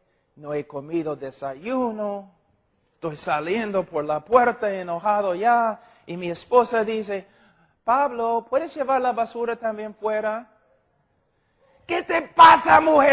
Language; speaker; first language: Spanish; non-native, fluent; English